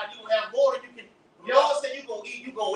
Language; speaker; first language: English; native; English